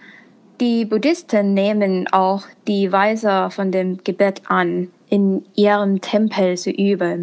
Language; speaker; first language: German; non-native, fluent; Thai